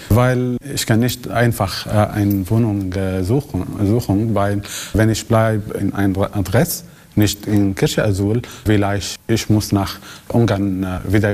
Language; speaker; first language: German; non-native, learner; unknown